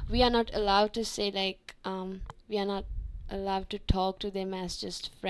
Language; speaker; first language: English; non-native, local second language; Sinhala